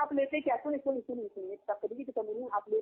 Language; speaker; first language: Hindi; native; Hindi